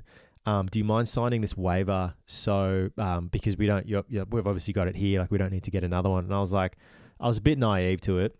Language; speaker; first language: English; native; English